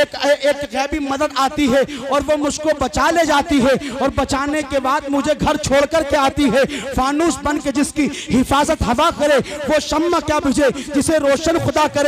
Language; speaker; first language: Hindi; native; Hindi